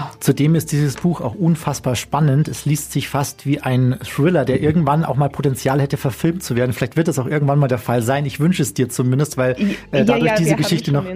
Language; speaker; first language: German; native; German